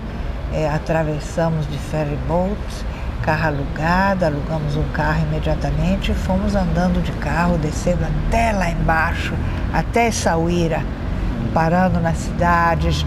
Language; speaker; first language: Portuguese; early bilingual, other home language; Italian